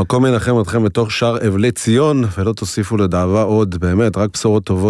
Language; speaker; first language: Hebrew; native; Hebrew